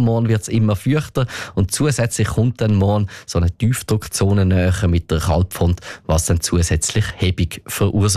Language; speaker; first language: German; native; German